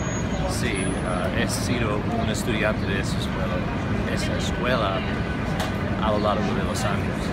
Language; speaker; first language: Spanish; non-native, fluent; English